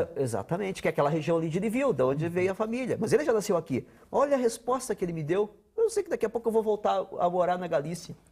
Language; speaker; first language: Portuguese; non-native, local second language; Ukrainian